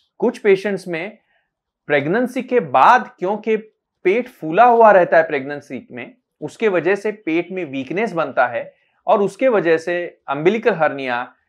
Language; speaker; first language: Hindi; non-native, local second language; Marathi